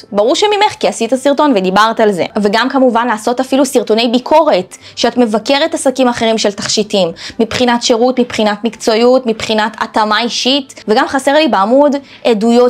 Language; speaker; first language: Hebrew; native; Hebrew